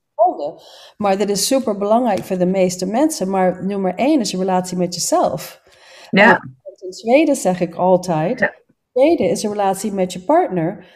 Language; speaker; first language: Dutch; non-native, fluent; English